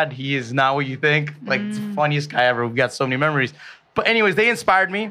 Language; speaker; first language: English; early bilingual, other home language; Bangla